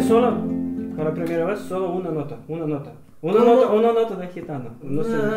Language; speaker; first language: Spanish; non-native, learner; Russian